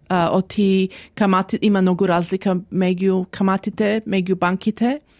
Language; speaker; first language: Macedonian; early bilingual, heritage; Macedonian